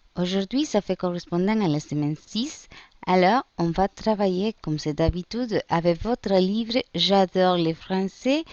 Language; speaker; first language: French; non-native, fluent; Spanish